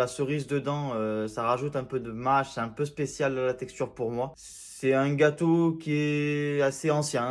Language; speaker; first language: French; native; French